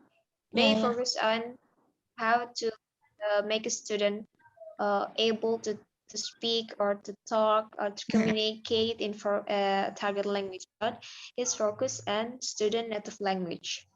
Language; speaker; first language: English; non-native, learner; Indonesian